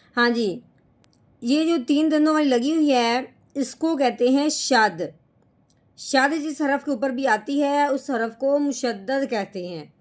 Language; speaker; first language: Urdu; native; Urdu